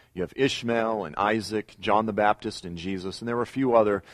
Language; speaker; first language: English; native; English